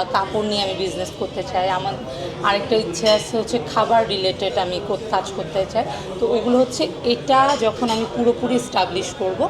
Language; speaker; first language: Bangla; non-native, local second language; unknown